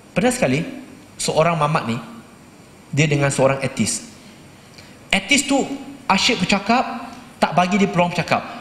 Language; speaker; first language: Malay; native; Malay